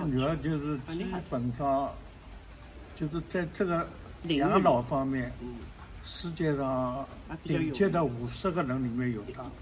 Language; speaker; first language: Chinese; non-native, local second language; Wu Chinese